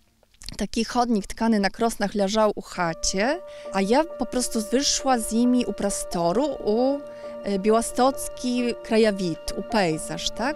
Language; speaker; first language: Polish; non-native, local second language; Belarusian